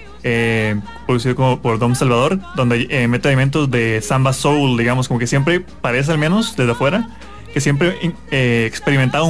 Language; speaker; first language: Spanish; native; Spanish